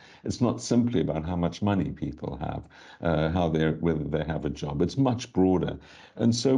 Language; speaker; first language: English; native; English